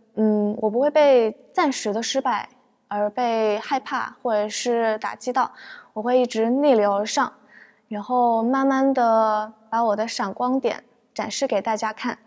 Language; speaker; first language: Chinese; native; Chinese